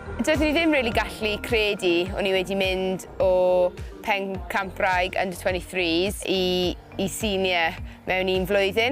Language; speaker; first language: Welsh; non-native, local second language; English